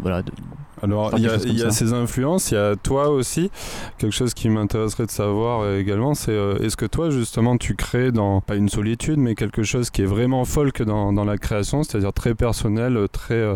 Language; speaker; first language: French; native; French